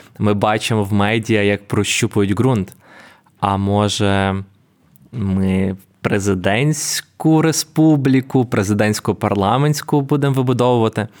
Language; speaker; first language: Ukrainian; native; Ukrainian